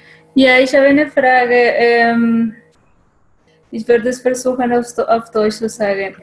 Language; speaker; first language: German; non-native, learner; English